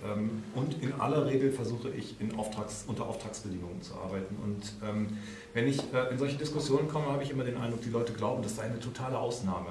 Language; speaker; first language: German; native; German